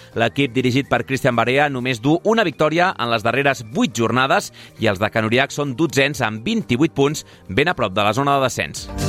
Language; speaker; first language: Catalan; native; Catalan